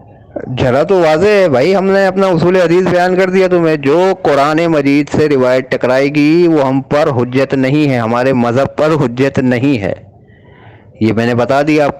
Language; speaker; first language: Urdu; native; Urdu